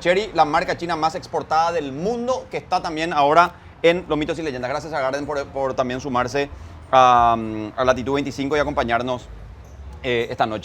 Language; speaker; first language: Spanish; native; Spanish